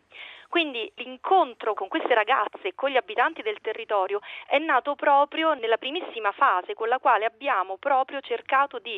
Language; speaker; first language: Italian; native; Italian